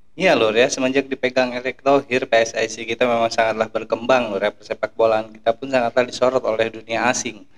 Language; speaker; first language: Indonesian; native; Indonesian